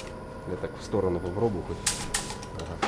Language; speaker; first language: Russian; native; Russian